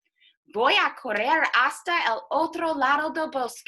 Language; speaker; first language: Spanish; non-native, fluent; English